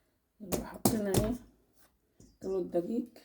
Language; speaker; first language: Arabic; native; Arabic